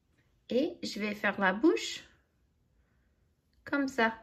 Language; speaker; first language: French; non-native, fluent; English